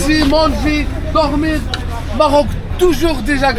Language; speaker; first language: French; non-native, learner; Arabic